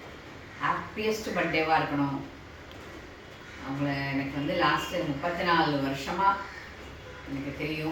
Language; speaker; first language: Tamil; native; Tamil